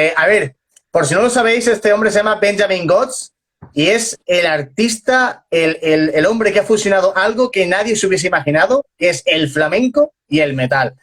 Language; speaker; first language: Spanish; native; Spanish